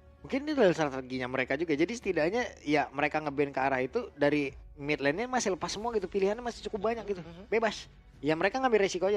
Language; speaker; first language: Indonesian; native; Indonesian